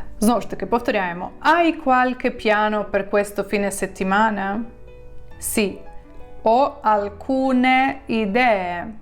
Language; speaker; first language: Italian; non-native, fluent; Ukrainian